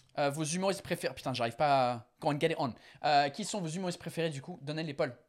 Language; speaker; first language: French; non-native, fluent; English